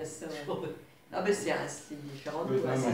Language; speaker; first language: French; native; French